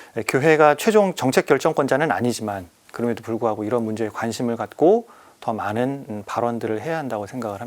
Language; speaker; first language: Korean; native; Korean